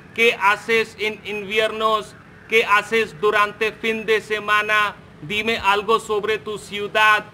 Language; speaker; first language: Spanish; non-native, fluent; Hindi